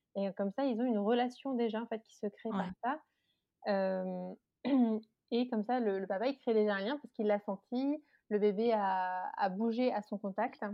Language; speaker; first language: French; native; French